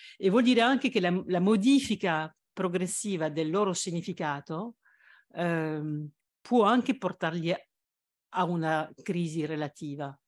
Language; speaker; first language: Italian; non-native, fluent; French